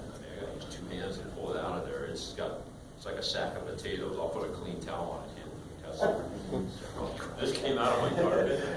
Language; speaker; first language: English; native; English